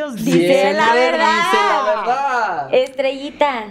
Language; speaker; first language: Spanish; native; Spanish